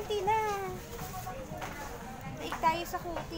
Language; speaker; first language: Filipino; native; Filipino